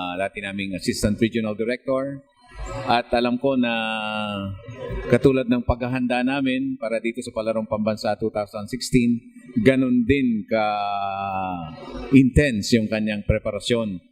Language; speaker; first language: Filipino; non-native, local second language; Bikol